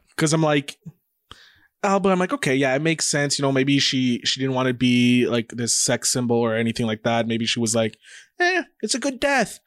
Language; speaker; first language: English; native; English